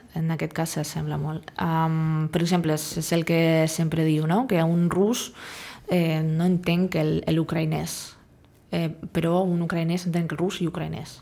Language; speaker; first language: Catalan; non-native, fluent; Russian